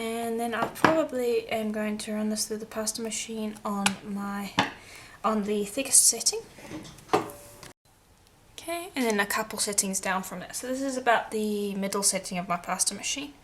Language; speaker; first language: English; native; English